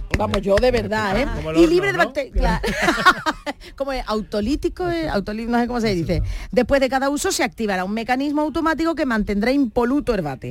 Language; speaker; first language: Spanish; native; Spanish